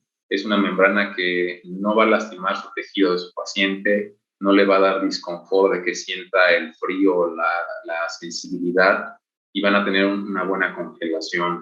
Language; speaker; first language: Spanish; native; Spanish